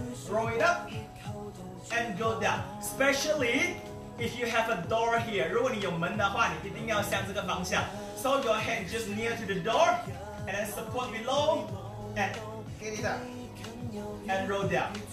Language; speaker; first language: English; non-native, local second language; Chinese